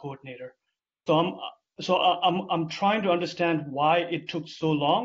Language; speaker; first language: English; non-native, local second language; Tibetan